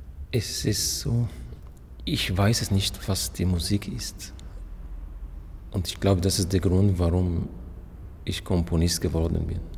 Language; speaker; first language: German; non-native, fluent; Arabic